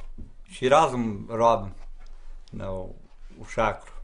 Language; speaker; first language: Ukrainian; early bilingual, heritage; Ukrainian